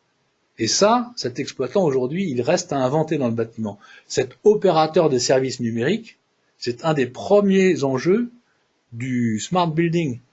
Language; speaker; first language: French; native; French